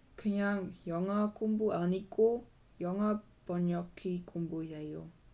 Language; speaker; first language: Korean; non-native, learner; Dutch